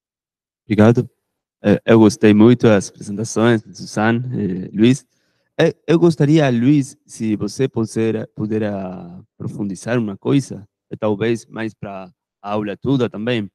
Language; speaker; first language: Portuguese; non-native, fluent; Spanish